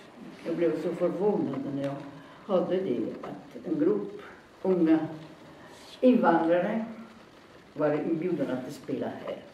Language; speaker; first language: Swedish; non-native, fluent; Italian